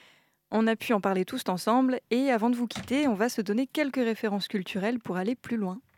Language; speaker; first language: French; native; French